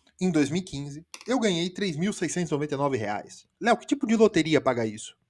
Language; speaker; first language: Portuguese; native; Portuguese